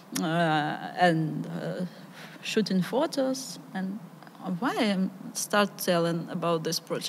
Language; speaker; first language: English; non-native, learner; Ukrainian